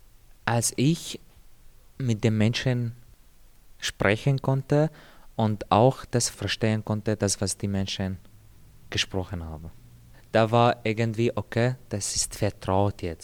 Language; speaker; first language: German; non-native, fluent; Arabic